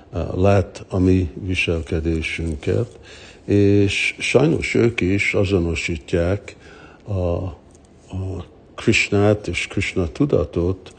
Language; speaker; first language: Hungarian; early bilingual, heritage; Hungarian